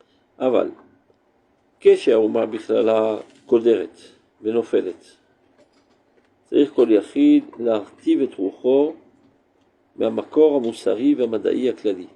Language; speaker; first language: Hebrew; non-native, fluent; French